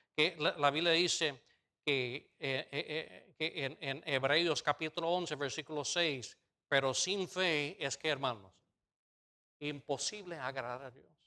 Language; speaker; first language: Spanish; non-native, fluent; English